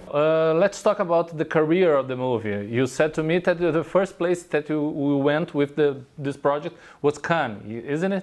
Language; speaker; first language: English; non-native, fluent; Portuguese